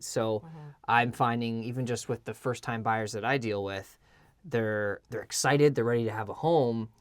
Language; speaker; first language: English; native; English